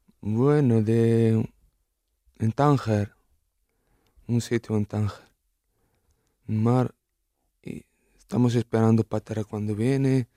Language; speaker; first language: Spanish; non-native, learner; Arabic